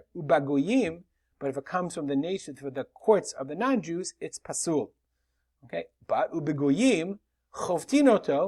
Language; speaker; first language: English; native; English